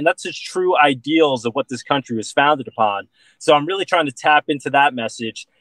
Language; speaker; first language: English; native; English